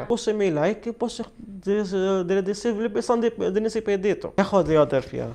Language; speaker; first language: Greek; non-native, learner; Arabic